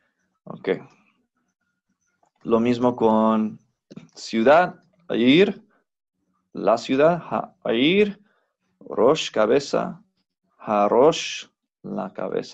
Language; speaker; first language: Spanish; non-native, fluent; English